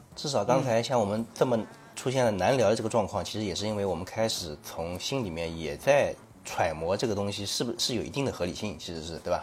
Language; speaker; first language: Chinese; native; Chinese